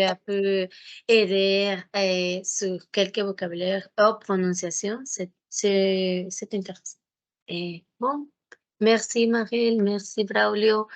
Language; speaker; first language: French; non-native, learner; Spanish